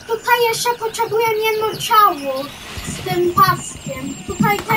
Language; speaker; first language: Polish; early bilingual, heritage; Polish